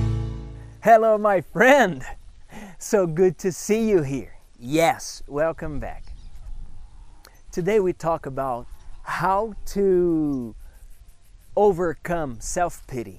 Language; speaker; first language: English; non-native, fluent; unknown